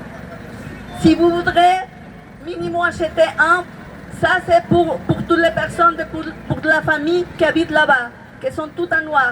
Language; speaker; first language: French; non-native, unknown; Spanish